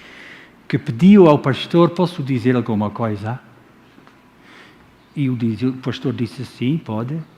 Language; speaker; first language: Portuguese; non-native, fluent; Dutch